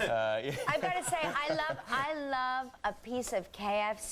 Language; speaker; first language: English; native; English